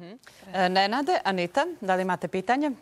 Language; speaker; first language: Serbian; native; Serbian